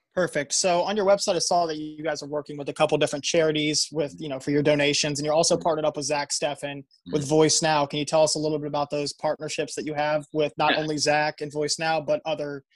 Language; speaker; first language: English; native; English